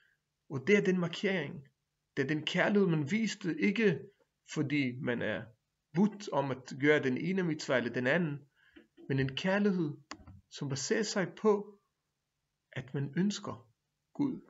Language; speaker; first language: Danish; non-native, fluent; Hebrew